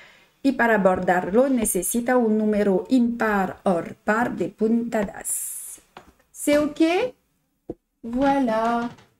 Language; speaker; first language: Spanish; non-native, learner; French